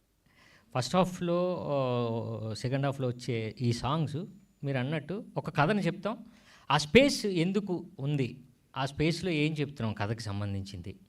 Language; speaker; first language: Telugu; native; Telugu